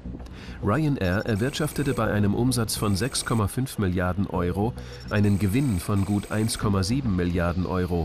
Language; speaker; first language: German; native; German